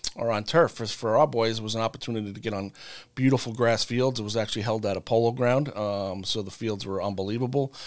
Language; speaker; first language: English; native; English